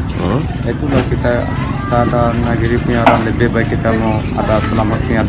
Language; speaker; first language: Indonesian; non-native, learner; Rohingya